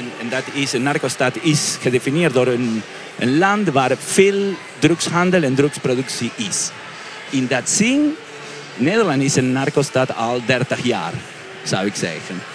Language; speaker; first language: Dutch; non-native, fluent; Spanish